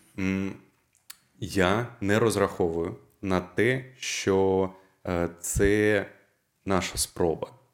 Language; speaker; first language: Ukrainian; non-native, local second language; Russian